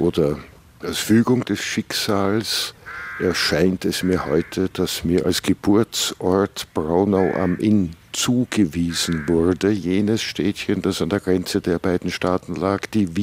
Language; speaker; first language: German; native; German